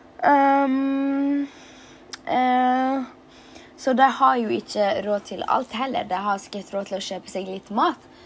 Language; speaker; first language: Norwegian; early bilingual, other home language; Tigrinya